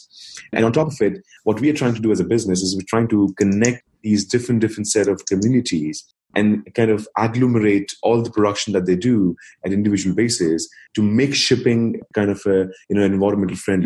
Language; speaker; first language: English; non-native, local second language; Hindi